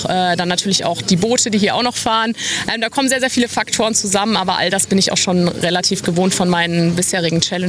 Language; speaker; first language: German; native; German